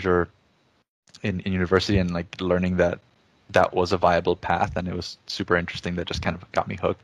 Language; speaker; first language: English; early bilingual, other home language; Spanish